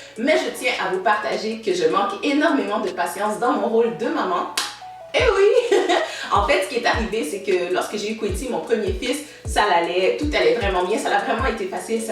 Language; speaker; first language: French; native; French